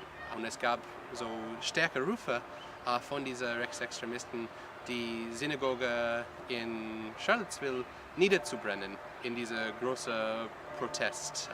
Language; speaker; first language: German; non-native, learner; English